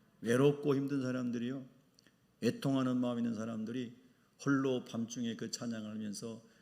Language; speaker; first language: Korean; native; Korean